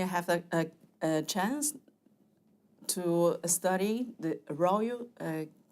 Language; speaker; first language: English; non-native, learner; Chinese